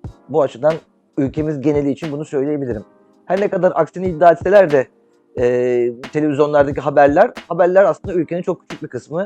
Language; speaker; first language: Turkish; native; Turkish